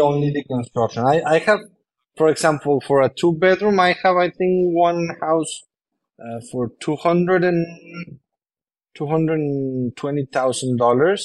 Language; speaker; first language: English; non-native, fluent; Spanish